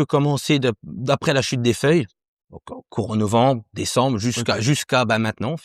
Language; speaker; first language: French; native; French